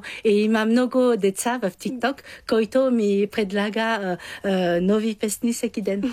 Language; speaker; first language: Bulgarian; non-native, learner; Chinese